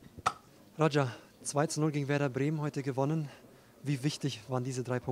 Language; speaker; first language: German; native; German